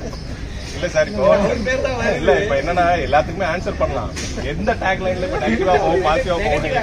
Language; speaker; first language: Tamil; native; Tamil